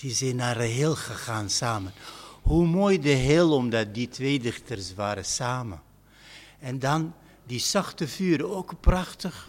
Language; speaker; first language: Dutch; non-native, fluent; Arabic